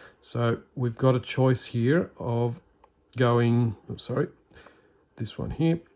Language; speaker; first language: English; native; English